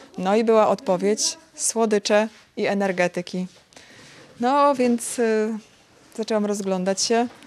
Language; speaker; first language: Polish; native; Polish